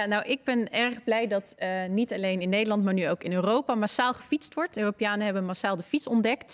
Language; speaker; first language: Dutch; native; Dutch